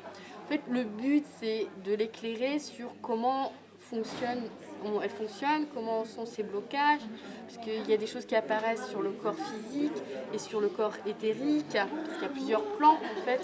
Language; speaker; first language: French; native; French